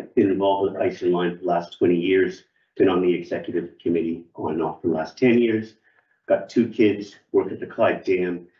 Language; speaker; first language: English; native; English